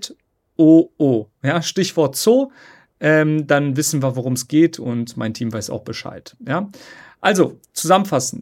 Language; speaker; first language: German; native; German